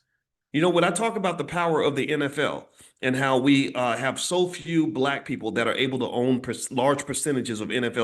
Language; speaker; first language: English; native; English